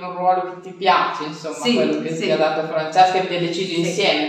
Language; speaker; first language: Italian; native; Italian